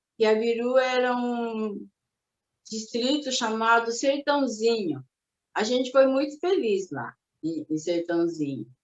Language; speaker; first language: Portuguese; early bilingual, other home language; Japanese